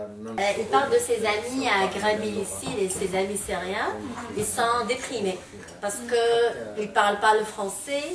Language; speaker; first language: French; non-native, local second language; Arabic